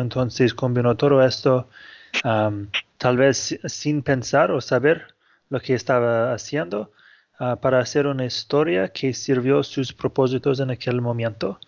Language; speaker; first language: Spanish; non-native, fluent; English